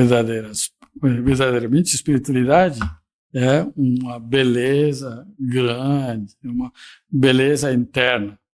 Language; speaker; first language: Portuguese; non-native, fluent; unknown